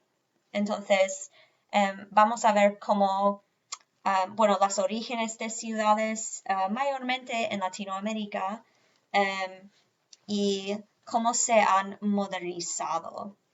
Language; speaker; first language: Spanish; non-native, fluent; English